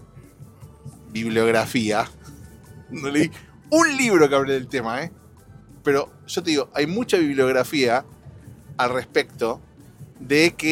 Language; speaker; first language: Spanish; native; Spanish